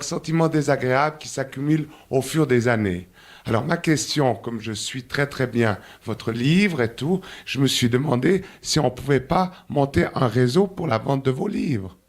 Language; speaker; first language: French; native; French